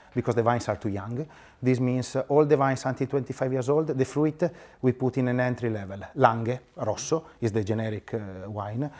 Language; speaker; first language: English; non-native, fluent; Italian